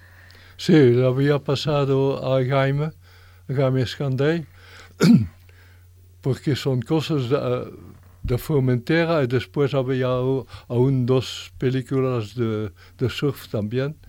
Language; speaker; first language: Spanish; non-native, fluent; French